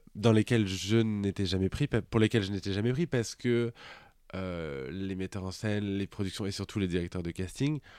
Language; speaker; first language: French; native; French